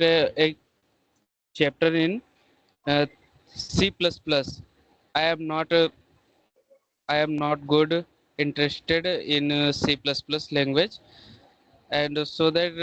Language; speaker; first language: English; non-native, learner; Hindi